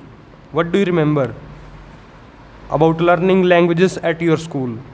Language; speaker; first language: English; non-native, local second language; Hindi